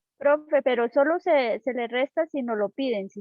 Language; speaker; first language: Spanish; native; Spanish